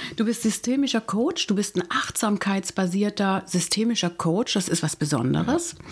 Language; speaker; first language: German; native; German